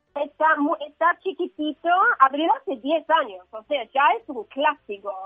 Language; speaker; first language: Spanish; non-native, fluent; English